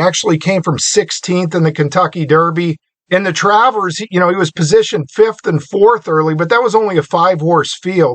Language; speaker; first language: English; native; English